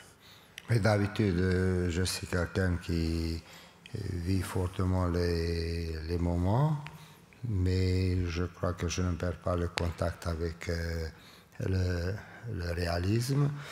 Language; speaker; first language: French; non-native, fluent; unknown